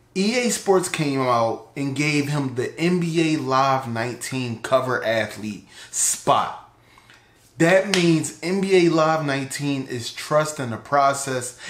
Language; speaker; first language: English; native; English